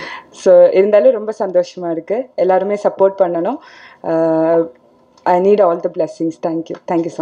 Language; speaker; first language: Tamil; non-native, learner; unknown